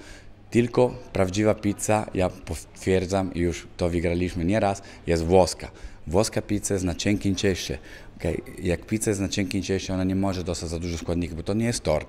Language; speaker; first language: Polish; non-native, learner; Italian